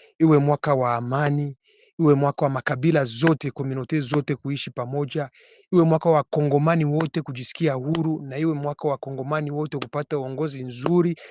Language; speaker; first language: Swahili; non-native, local second language; Kinyarwanda